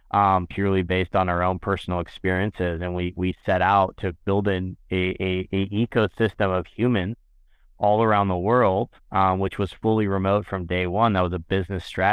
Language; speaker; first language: English; native; English